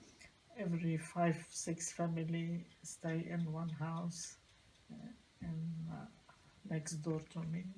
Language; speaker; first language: English; non-native, learner; Arabic